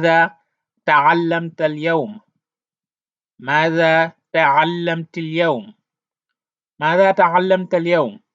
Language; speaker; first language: Arabic; non-native, fluent; Wolof